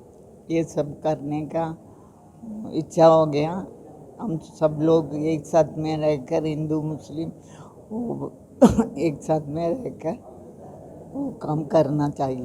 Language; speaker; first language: Hindi; non-native, local second language; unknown